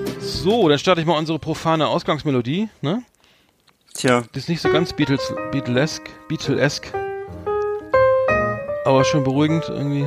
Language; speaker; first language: German; native; German